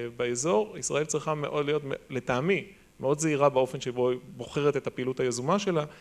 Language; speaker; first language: Hebrew; native; Hebrew